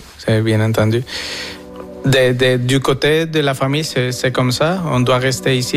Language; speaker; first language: French; non-native, fluent; Spanish